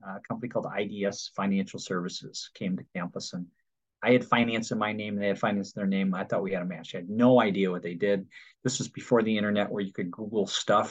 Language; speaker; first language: English; native; English